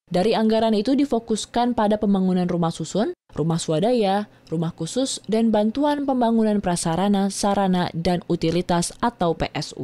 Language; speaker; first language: Indonesian; native; Indonesian